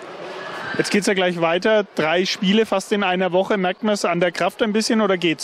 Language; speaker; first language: German; native; German